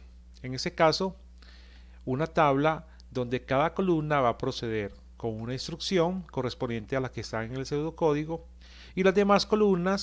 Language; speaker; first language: Spanish; native; Spanish